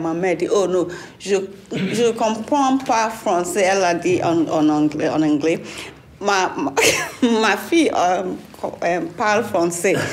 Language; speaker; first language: French; non-native, learner; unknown